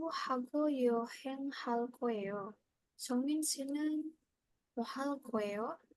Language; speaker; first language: Korean; non-native, learner; Indonesian